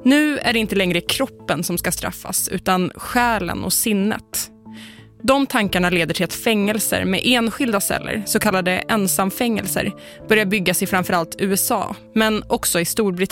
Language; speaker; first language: Swedish; native; Swedish